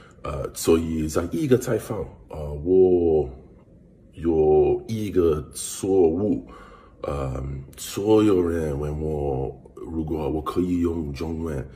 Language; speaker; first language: Chinese; non-native, learner; English